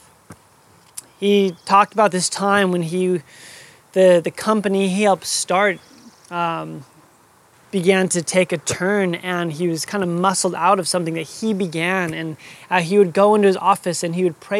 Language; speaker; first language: English; native; English